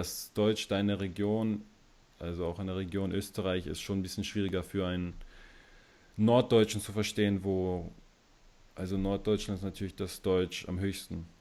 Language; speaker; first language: German; early bilingual, other home language; Russian